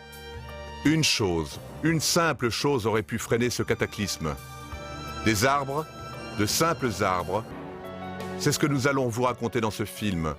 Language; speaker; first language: French; native; French